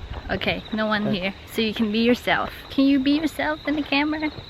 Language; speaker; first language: English; non-native, fluent; Thai